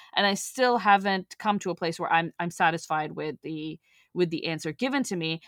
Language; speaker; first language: English; early bilingual, other home language; Urdu